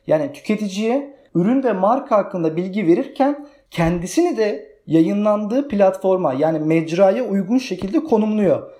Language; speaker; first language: Turkish; native; Turkish